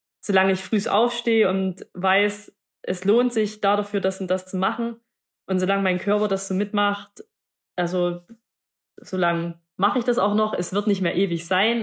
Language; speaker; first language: German; native; German